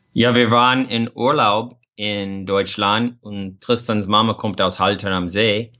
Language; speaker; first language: German; non-native, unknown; English